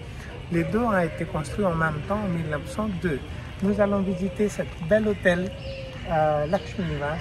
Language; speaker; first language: French; non-native, fluent; Hindi